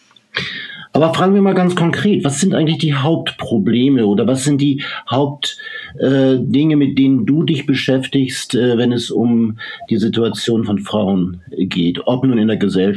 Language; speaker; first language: German; native; German